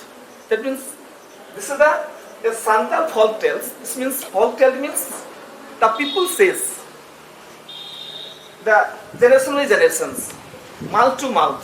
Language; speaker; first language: English; non-native, local second language; Odia